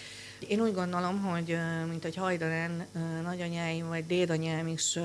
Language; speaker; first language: Hungarian; native; Hungarian